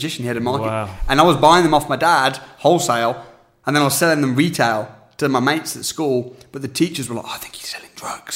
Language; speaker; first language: English; native; English